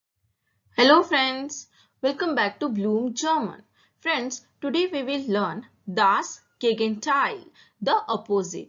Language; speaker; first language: English; non-native, fluent; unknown